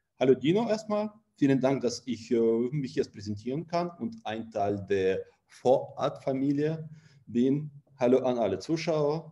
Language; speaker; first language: German; non-native, fluent; Russian